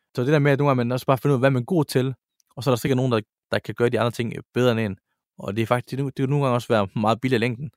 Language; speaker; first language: Danish; early bilingual, other home language; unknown